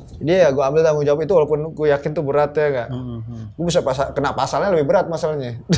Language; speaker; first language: Indonesian; native; Indonesian